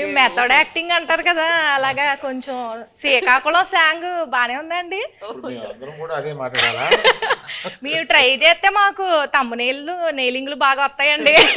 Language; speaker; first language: Telugu; native; Telugu